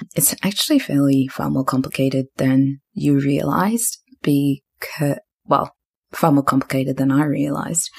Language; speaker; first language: English; native; English